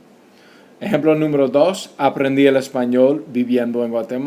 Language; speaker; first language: Spanish; non-native, fluent; English